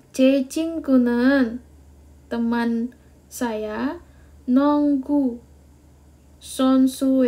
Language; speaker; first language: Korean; non-native, learner; Indonesian